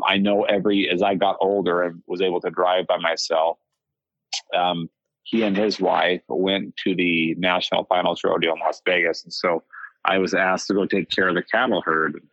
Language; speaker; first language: English; native; English